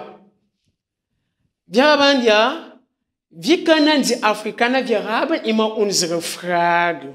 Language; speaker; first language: German; non-native, fluent; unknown